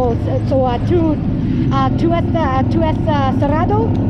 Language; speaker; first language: Spanish; non-native, learner; English